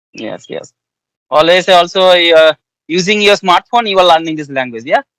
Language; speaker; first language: English; non-native, learner; Bangla